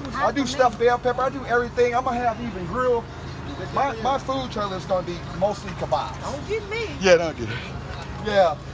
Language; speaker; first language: English; native; English